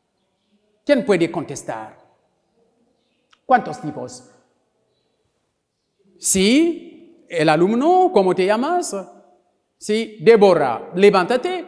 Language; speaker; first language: Spanish; non-native, local second language; French